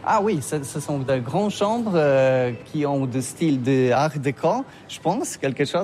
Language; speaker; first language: French; non-native, learner; Polish